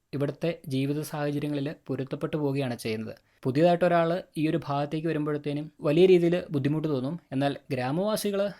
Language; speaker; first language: Malayalam; native; Malayalam